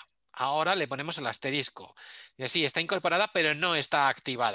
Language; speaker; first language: Spanish; native; Spanish